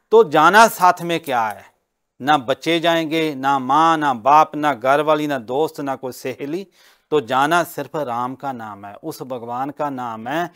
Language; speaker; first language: Hindi; non-native, local second language; Punjabi